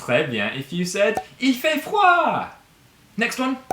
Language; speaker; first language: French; non-native, fluent; English